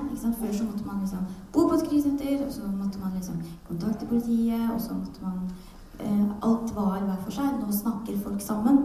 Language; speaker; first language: Norwegian; early bilingual, other home language; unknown